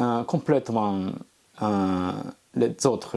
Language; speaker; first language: French; non-native, learner; Japanese